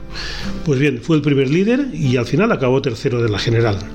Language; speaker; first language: Spanish; native; Spanish